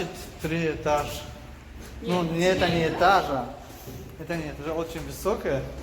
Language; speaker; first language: Russian; non-native, local second language; Tajik